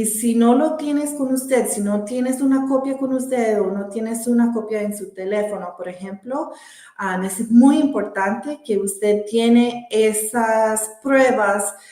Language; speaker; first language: Spanish; early bilingual, heritage; Spanish